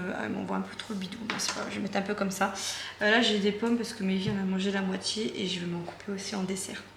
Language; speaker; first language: French; native; French